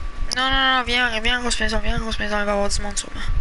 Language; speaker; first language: French; native; French